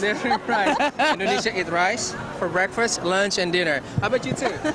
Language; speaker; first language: English; non-native, fluent; Indonesian